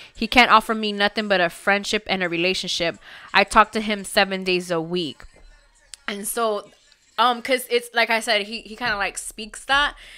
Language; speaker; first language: English; early bilingual, other home language; Spanish